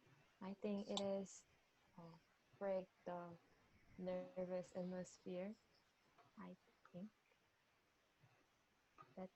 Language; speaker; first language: English; non-native, learner; Korean